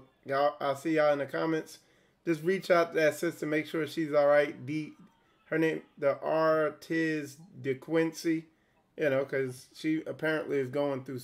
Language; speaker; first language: English; native; English